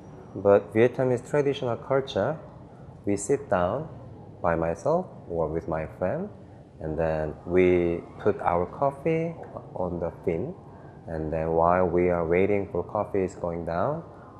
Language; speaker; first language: English; non-native, fluent; Korean